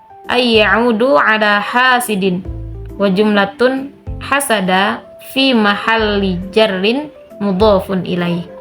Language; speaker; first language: Arabic; non-native, learner; Indonesian